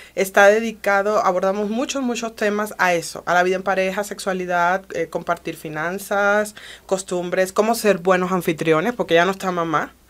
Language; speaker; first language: Spanish; native; Spanish